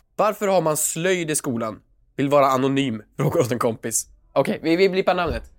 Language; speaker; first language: Swedish; native; Swedish